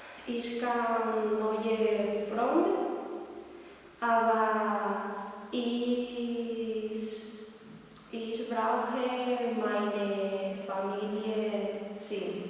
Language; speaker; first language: German; non-native, learner; Spanish